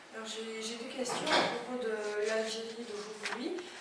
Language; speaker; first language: French; non-native, fluent; Lithuanian